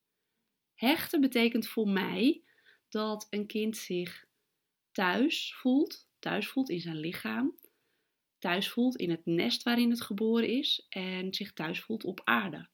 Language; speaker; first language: Dutch; native; Dutch